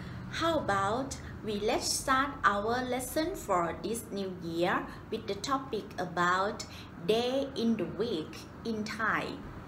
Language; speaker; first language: English; non-native, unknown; Thai